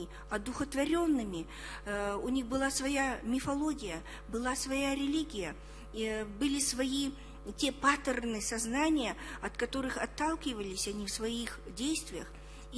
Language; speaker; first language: Russian; native; Russian